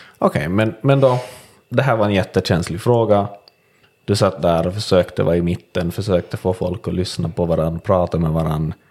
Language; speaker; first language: Swedish; native; Swedish